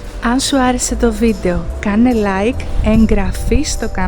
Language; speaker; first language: Greek; native; Greek